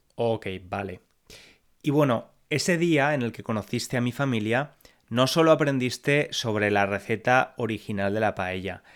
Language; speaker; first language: Spanish; native; Spanish